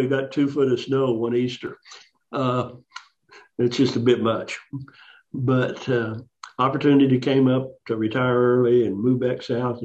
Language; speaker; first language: English; native; English